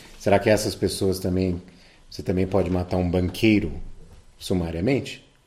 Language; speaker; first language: Portuguese; native; Portuguese